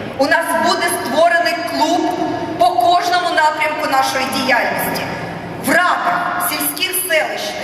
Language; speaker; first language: Ukrainian; non-native, local second language; Russian